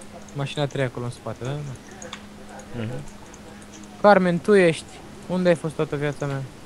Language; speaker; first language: Romanian; native; Romanian